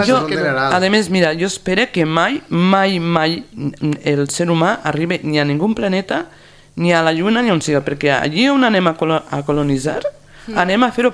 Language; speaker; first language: Catalan; native; Catalan